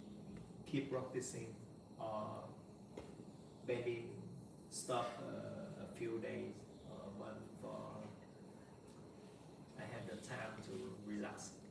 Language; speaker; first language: English; non-native, learner; Vietnamese